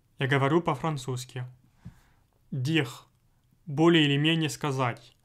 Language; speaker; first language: Russian; non-native, fluent; French